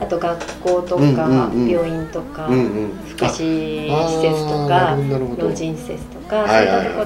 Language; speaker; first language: Japanese; native; Japanese